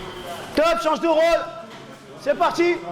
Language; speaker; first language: French; native; French